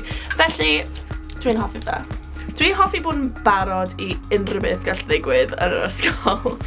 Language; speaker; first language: Welsh; non-native, local second language; English